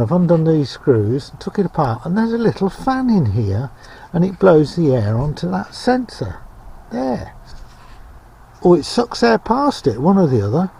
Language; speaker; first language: English; native; English